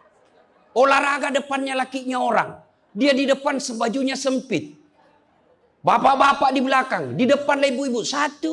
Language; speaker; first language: Indonesian; native; Indonesian